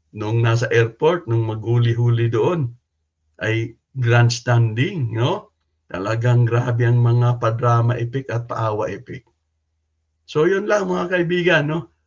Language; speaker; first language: Filipino; non-native, local second language; Cebuano